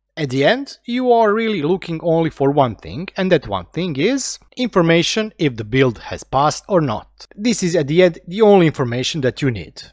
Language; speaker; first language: English; non-native, fluent; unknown